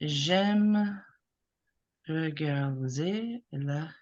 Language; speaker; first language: French; non-native, fluent; English